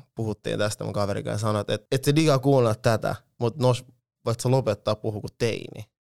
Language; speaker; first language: Finnish; early bilingual, other home language; Lingala